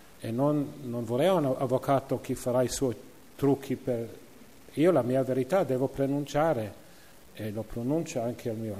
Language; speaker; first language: Italian; non-native, fluent; English